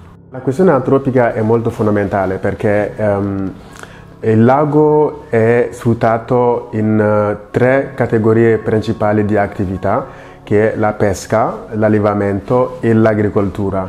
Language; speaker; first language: Italian; non-native, fluent; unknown